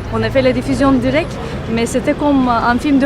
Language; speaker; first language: French; non-native, fluent; Turkish